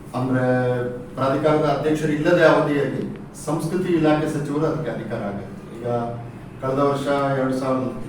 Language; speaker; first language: Kannada; native; Kannada